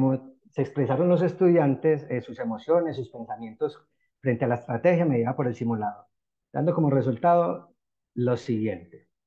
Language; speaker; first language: Spanish; native; Spanish